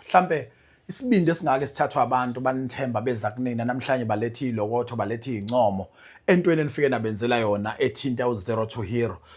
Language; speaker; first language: Zulu; native; Zulu